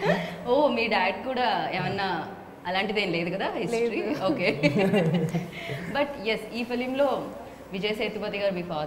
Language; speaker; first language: Telugu; native; Telugu